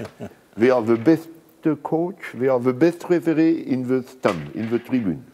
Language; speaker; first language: English; non-native, learner; French